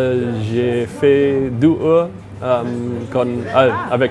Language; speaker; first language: French; non-native, learner; English